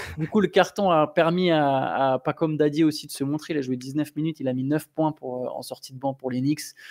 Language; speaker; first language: French; native; French